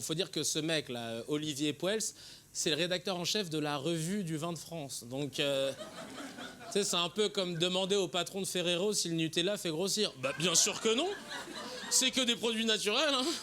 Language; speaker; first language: French; native; French